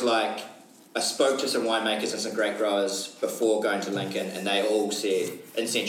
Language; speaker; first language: English; native; English